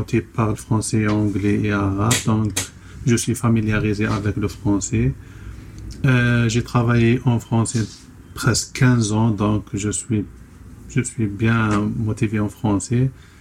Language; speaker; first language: French; non-native, local second language; Arabic